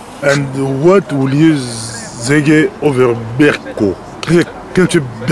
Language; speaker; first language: Dutch; non-native, learner; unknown